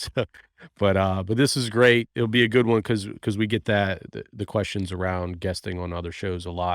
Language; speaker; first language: English; native; English